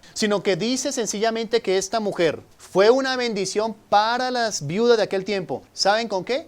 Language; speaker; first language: Spanish; native; Spanish